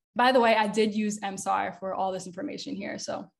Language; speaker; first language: English; native; English